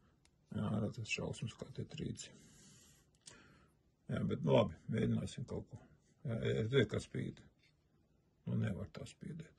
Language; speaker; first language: Latvian; native; Latvian